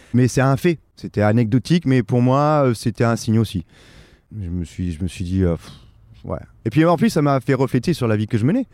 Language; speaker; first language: French; native; French